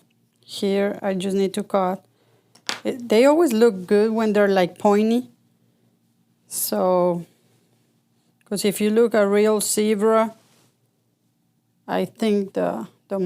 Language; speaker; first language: English; non-native, fluent; Spanish